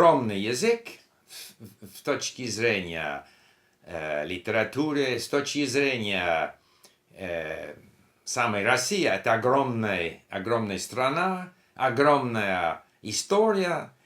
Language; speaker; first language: Russian; non-native, learner; English